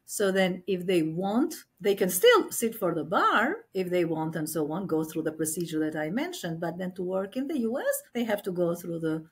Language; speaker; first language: English; non-native, fluent; Albanian